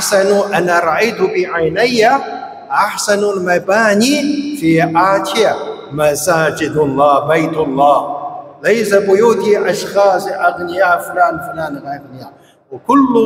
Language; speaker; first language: Arabic; non-native, fluent; Chinese